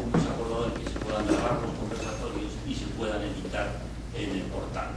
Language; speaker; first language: Spanish; native; Spanish